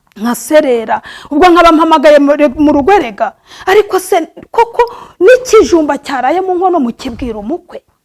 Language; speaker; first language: Kinyarwanda; native; Kinyarwanda